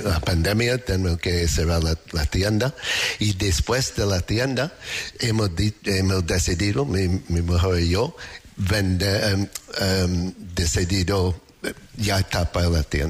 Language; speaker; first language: Spanish; non-native, learner; English